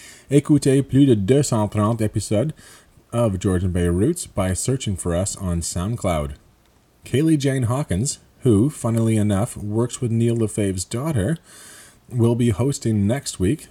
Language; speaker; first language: English; early bilingual, other home language; French